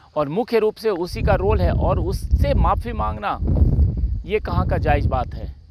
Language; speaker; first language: Hindi; native; Hindi